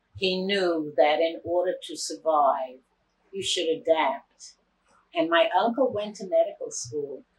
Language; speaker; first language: English; native; English